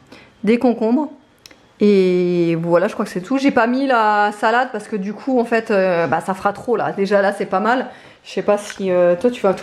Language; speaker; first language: French; native; French